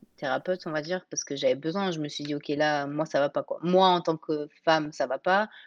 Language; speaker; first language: French; native; French